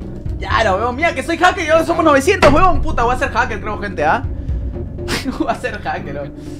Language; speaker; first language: Spanish; native; Spanish